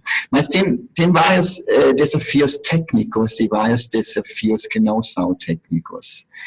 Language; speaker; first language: Portuguese; non-native, fluent; German